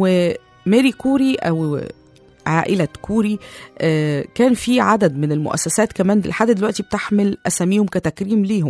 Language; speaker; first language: Arabic; native; Arabic